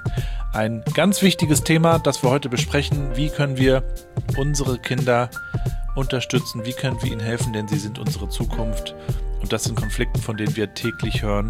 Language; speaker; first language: German; native; German